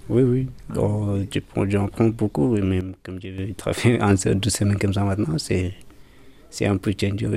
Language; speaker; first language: French; non-native, learner; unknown